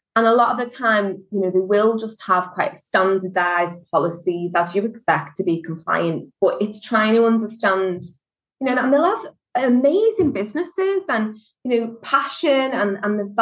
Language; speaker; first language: English; native; English